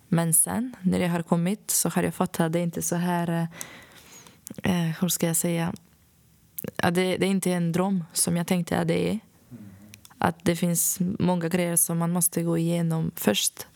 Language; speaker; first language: Swedish; non-native, fluent; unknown